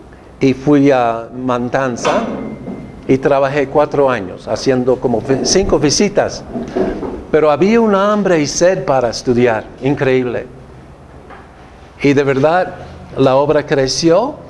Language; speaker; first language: Spanish; non-native, fluent; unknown